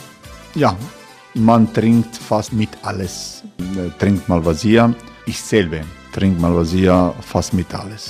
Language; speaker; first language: German; non-native, learner; Croatian